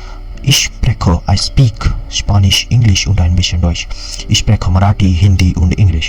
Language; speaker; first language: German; non-native, learner; Marathi